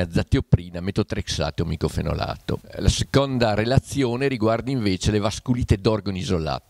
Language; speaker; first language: Italian; native; Italian